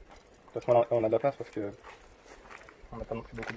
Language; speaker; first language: French; native; French